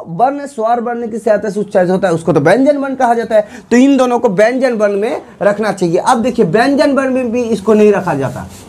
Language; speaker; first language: Hindi; non-native, local second language; Bangla